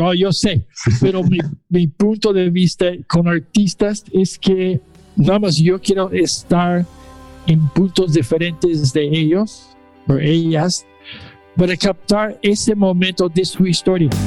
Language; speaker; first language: Spanish; non-native, fluent; English